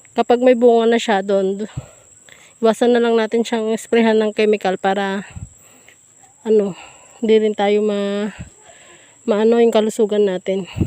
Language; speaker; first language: Filipino; native; Filipino